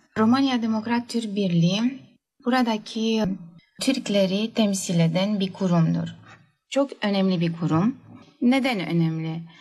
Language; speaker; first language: Turkish; native; Turkish